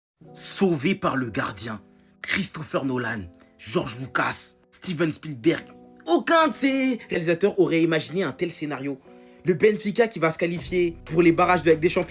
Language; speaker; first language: French; native; French